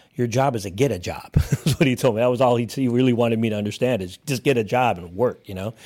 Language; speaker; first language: English; native; English